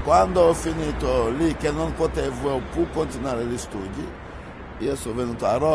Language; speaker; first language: Italian; non-native, fluent; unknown